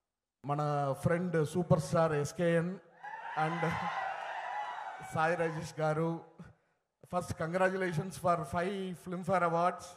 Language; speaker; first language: Telugu; non-native, learner; Tamil